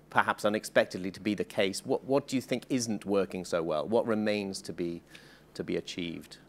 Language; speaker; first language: English; native; English